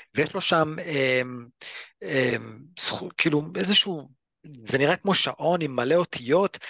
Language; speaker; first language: Hebrew; early bilingual, other home language; English